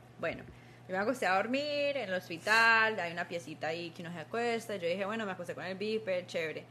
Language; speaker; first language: Spanish; early bilingual, heritage; Spanish